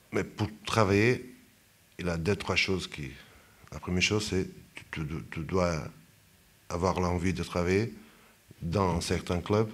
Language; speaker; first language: French; non-native, fluent; Portuguese